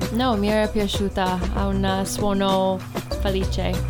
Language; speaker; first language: Italian; non-native, fluent; English